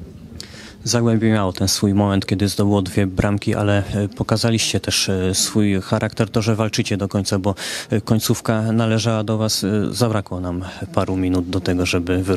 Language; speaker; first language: Polish; native; Polish